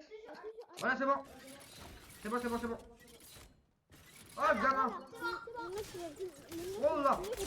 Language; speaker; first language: French; native; French